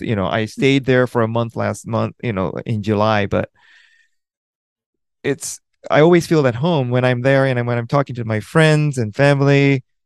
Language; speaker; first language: English; early bilingual, other home language; Japanese